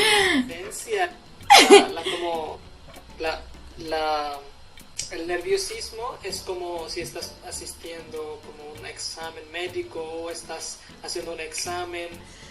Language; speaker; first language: Spanish; non-native, fluent; Hindi